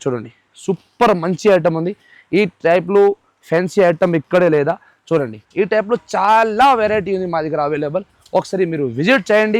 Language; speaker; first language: Telugu; non-native, local second language; Urdu